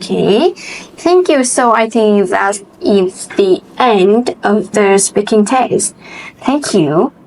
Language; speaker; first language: English; non-native, fluent; Vietnamese